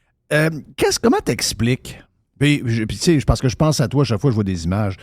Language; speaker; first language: French; native; French